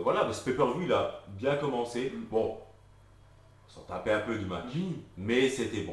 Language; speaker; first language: French; native; French